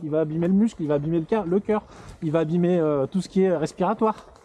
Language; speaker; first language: French; native; French